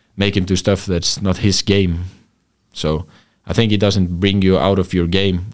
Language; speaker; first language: English; non-native, fluent; Icelandic